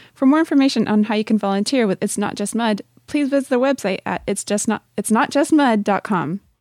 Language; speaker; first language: English; native; English